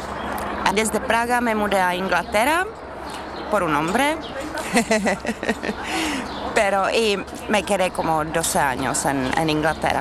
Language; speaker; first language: Spanish; non-native, learner; Czech